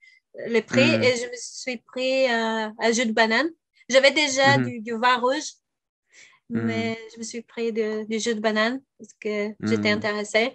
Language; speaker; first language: French; non-native, fluent; Bulgarian